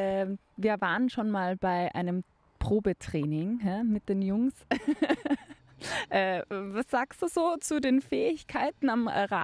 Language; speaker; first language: German; native; German